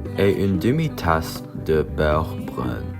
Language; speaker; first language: French; non-native, learner; English